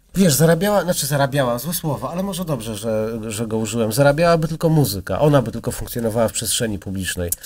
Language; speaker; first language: Polish; native; Polish